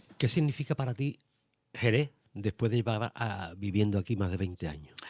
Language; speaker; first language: Spanish; native; Spanish